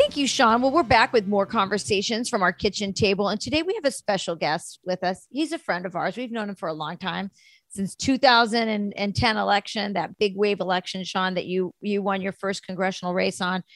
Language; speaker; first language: English; native; English